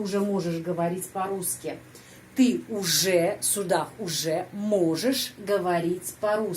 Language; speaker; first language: Russian; non-native, fluent; Indonesian